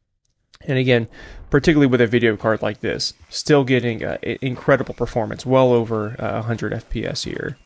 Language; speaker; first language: English; native; English